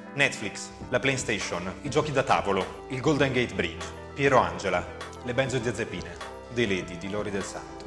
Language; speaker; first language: Italian; native; Italian